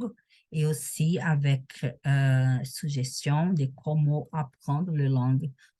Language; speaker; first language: French; non-native, learner; Portuguese